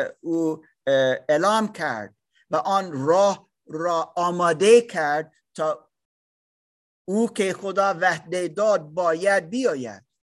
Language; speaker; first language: Persian; non-native, fluent; English